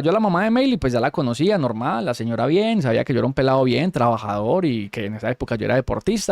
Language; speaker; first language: Spanish; native; Spanish